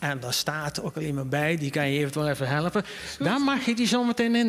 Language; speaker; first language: Dutch; native; Dutch